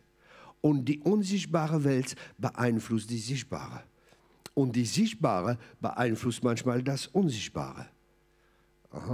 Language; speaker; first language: German; non-native, fluent; French